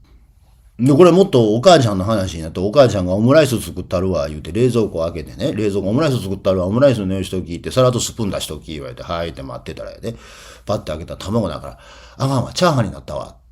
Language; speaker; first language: Japanese; native; Japanese